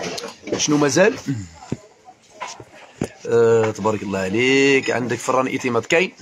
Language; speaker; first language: Arabic; native; Arabic